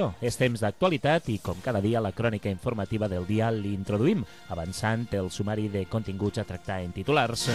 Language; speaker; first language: Catalan; native; Catalan